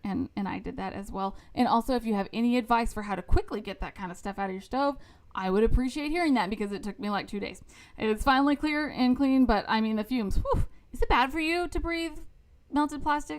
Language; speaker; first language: English; native; English